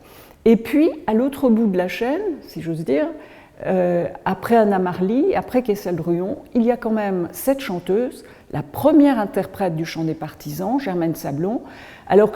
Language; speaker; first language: French; native; French